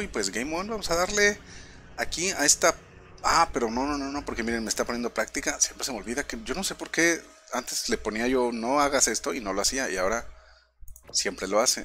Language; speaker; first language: Spanish; native; Spanish